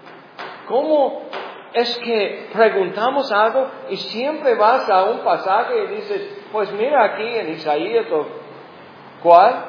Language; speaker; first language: Spanish; non-native, fluent; English